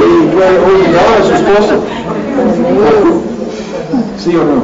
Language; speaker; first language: Spanish; non-native, learner; English